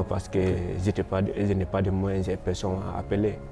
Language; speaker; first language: French; non-native, learner; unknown